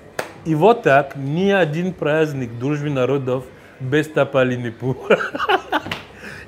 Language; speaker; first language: Russian; non-native, fluent; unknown